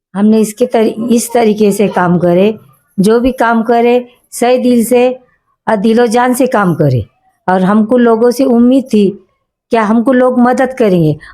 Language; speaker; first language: Hindi; native; Hindi